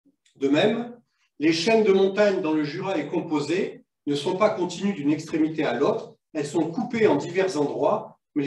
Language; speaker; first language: French; native; French